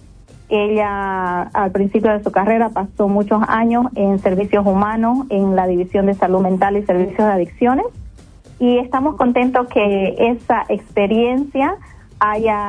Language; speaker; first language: Spanish; native; Spanish